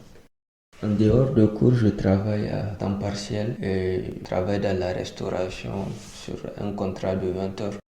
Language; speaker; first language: French; non-native, local second language; Hausa